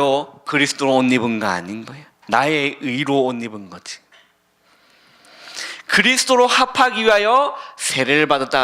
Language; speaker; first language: Korean; native; Korean